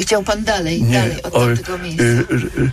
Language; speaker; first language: Polish; native; Polish